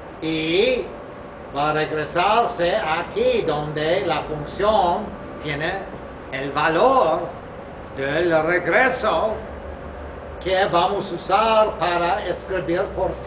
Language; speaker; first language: Spanish; non-native, fluent; English